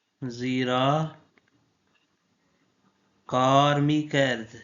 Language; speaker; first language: Persian; non-native, fluent; Urdu